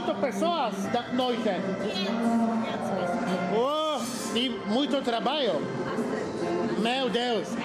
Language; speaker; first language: Portuguese; non-native, learner; Polish